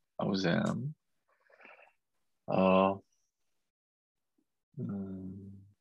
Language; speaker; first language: German; non-native, learner; Czech